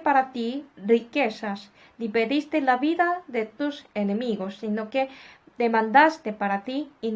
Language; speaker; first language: Spanish; non-native, fluent; Korean